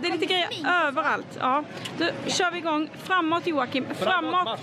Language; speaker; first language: Swedish; native; Swedish